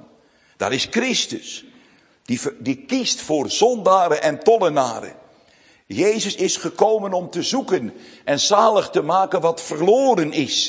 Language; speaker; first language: Dutch; native; Dutch